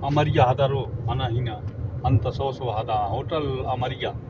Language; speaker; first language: Arabic; non-native, learner; Hindi